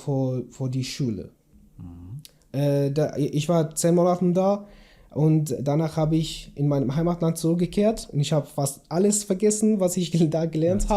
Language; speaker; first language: German; non-native, learner; Kurdish